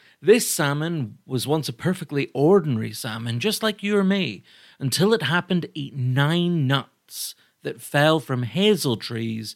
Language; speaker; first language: English; native; English